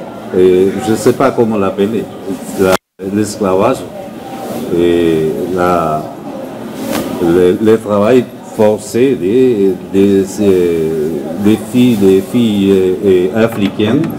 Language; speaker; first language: French; non-native, learner; Spanish